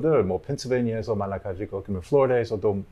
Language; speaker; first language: Korean; non-native, learner; English